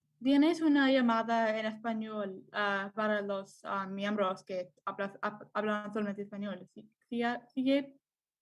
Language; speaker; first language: Spanish; non-native, learner; English